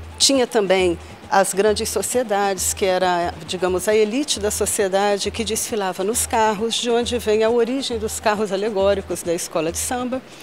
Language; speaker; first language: Portuguese; native; Portuguese